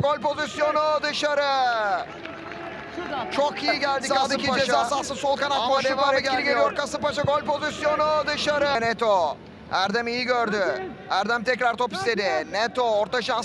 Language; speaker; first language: Turkish; native; Turkish